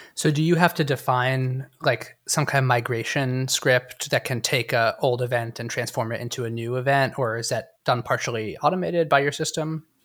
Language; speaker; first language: English; native; English